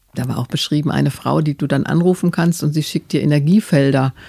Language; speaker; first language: German; native; German